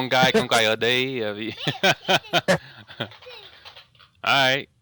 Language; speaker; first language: Vietnamese; non-native, learner; English